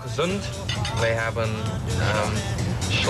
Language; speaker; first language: German; non-native, learner; English